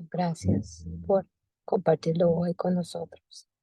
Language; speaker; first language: Spanish; non-native, fluent; English